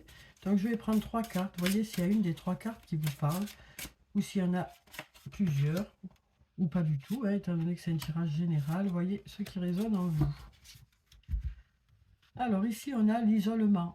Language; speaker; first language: French; native; French